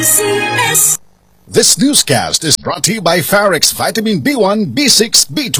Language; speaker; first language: English; non-native, local second language; Hiligaynon